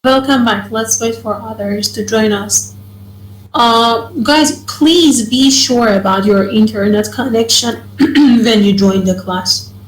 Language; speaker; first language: English; non-native, fluent; Persian